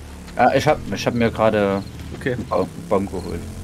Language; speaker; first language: German; native; German